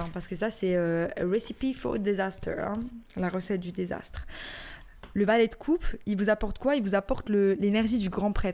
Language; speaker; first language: French; native; French